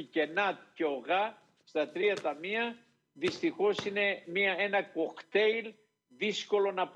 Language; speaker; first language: Greek; native; Greek